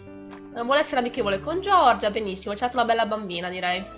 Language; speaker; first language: Italian; native; Italian